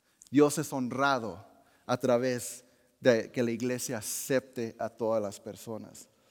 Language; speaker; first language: Spanish; early bilingual, heritage; Spanish